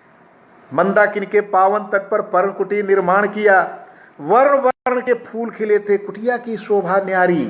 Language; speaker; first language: Hindi; native; Hindi